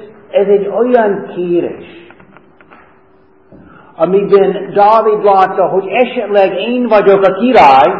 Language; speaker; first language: Hungarian; non-native, fluent; English